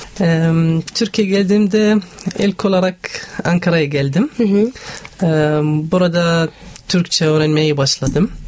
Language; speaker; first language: Turkish; non-native, learner; Arabic